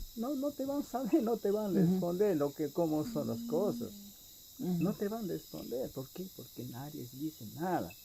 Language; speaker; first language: Spanish; non-native, local second language; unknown